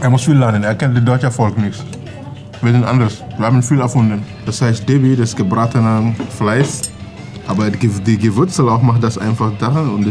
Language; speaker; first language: German; non-native, learner; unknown